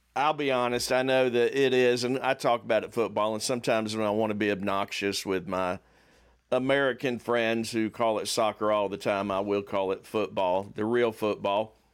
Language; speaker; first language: English; native; English